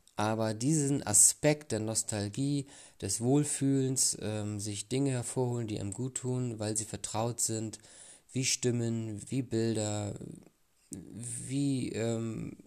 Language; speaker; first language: German; native; German